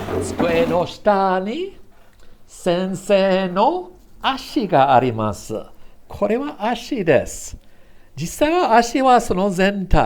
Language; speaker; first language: Japanese; non-native, fluent; English